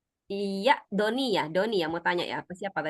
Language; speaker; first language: Indonesian; native; Indonesian